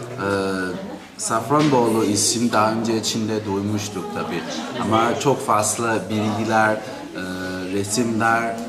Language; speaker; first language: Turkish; non-native, fluent; Chinese